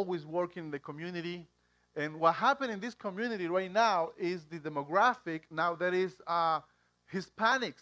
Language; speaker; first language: English; non-native, fluent; Spanish